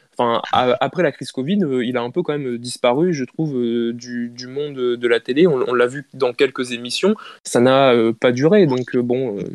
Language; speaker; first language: French; native; French